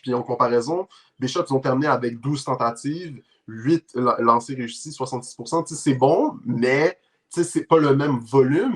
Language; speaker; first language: French; native; French